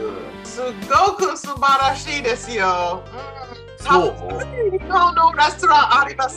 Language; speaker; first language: Japanese; non-native, fluent; English